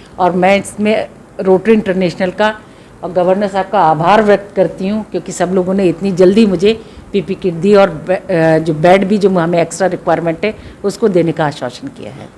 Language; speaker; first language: Hindi; native; Hindi